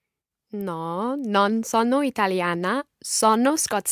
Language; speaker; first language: Italian; non-native, learner; English